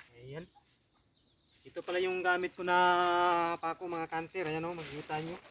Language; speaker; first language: Filipino; non-native, local second language; Cebuano